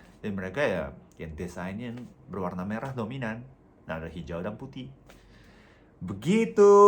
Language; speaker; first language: Indonesian; non-native, fluent; Japanese